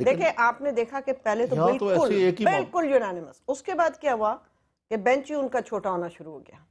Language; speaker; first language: Urdu; native; Urdu